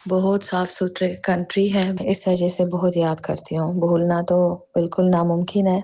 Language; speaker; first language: Urdu; non-native, fluent; Tajik